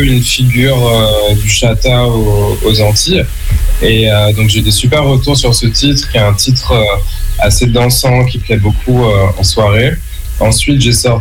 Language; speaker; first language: French; native; French